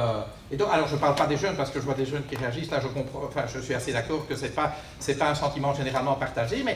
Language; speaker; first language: French; native; French